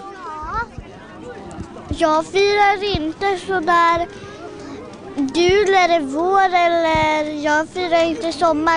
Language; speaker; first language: Swedish; early bilingual, other home language; Bosnian